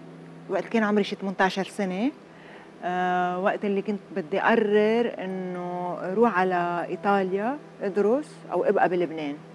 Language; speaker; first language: Arabic; native; Arabic